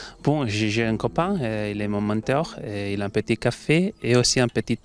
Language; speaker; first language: French; non-native, learner; Spanish